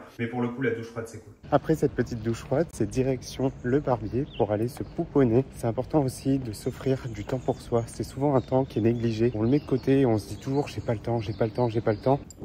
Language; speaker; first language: French; native; French